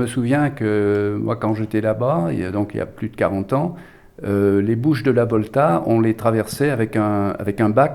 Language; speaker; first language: French; native; French